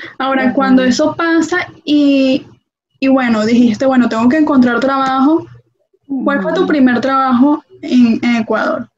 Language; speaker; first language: Spanish; native; Spanish